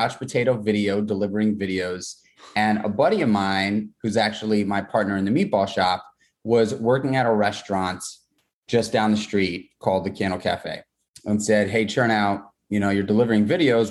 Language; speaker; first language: English; native; English